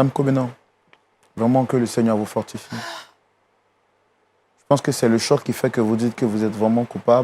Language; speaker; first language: French; native; French